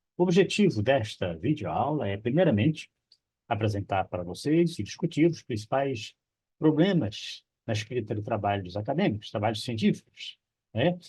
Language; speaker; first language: Portuguese; non-native, local second language; Kabuverdianu